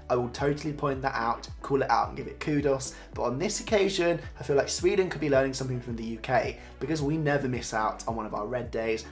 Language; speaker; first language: English; native; English